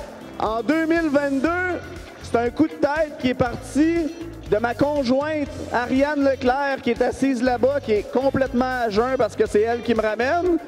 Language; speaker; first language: French; native; French